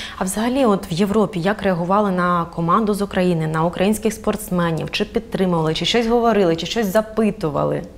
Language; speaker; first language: Ukrainian; native; Ukrainian